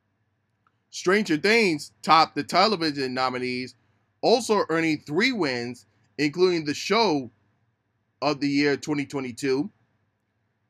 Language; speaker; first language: English; native; English